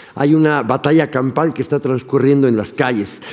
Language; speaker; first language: Spanish; native; Spanish